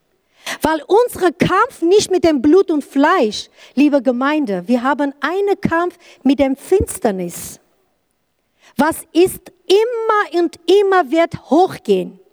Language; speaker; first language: German; non-native, learner; Kurdish